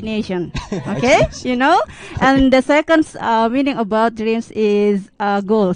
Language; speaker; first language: English; non-native, learner; Indonesian